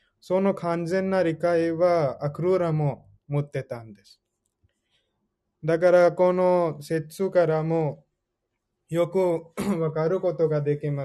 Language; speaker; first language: Japanese; non-native, fluent; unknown